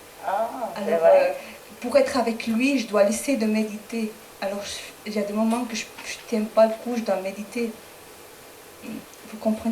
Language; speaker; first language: French; non-native, learner; Spanish